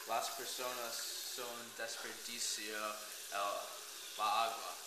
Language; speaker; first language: Spanish; non-native, learner; English